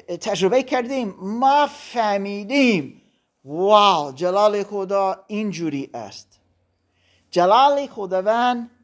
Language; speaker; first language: Persian; non-native, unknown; German